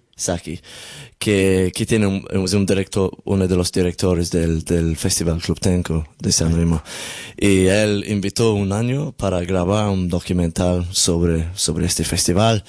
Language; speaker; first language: Spanish; non-native, learner; English